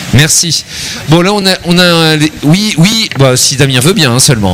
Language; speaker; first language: French; native; French